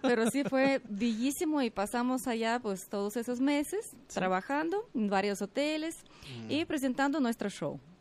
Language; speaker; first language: Spanish; non-native, fluent; Russian